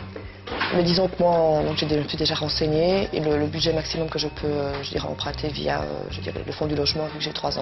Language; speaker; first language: French; native; French